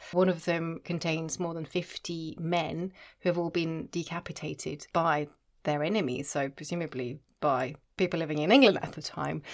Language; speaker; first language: English; non-native, fluent; Norwegian